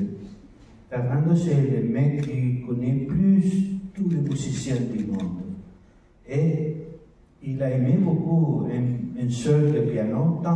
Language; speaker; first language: French; non-native, learner; Spanish